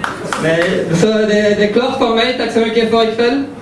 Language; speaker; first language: Swedish; early bilingual, heritage; French